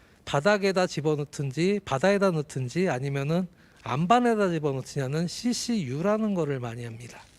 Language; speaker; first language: Korean; native; Korean